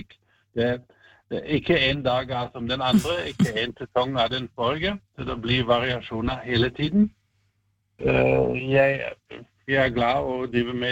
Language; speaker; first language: Norwegian; non-native, fluent; German